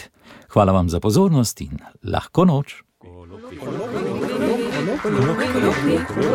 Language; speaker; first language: Slovenian; native; Slovenian